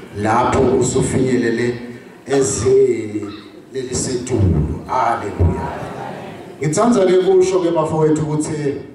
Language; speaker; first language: Zulu; non-native, local second language; Swati